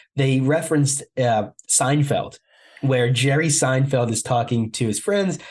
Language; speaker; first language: English; native; English